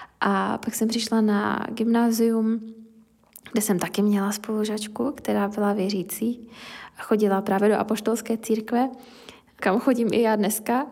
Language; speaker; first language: Czech; native; Czech